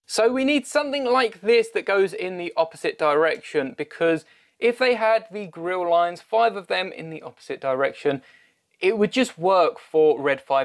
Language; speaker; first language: English; native; English